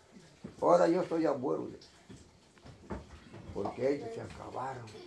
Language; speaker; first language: Spanish; non-native, local second language; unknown